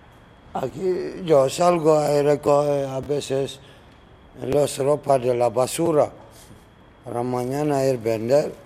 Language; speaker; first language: Spanish; non-native, learner; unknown